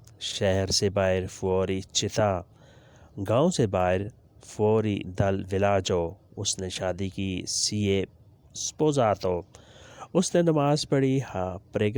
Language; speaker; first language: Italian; non-native, learner; Urdu